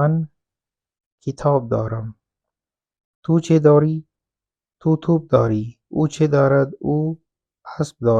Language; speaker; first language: Persian; non-native, fluent; Urdu